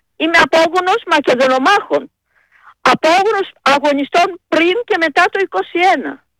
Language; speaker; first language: Greek; native; Greek